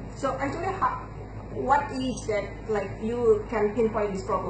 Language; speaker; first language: English; non-native, fluent; Indonesian